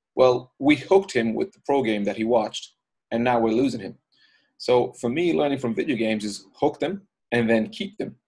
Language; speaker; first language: English; native; English